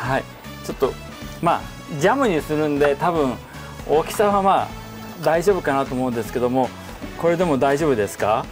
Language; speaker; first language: Japanese; native; Japanese